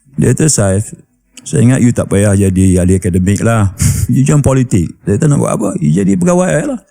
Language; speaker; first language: Malay; native; Malay